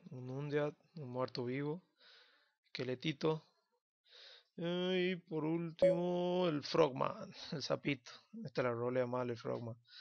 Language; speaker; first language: Spanish; native; Spanish